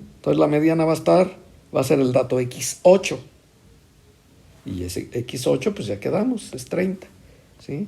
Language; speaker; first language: Spanish; native; Spanish